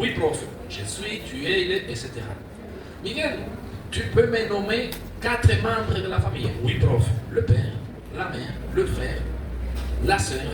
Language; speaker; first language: French; non-native, fluent; Spanish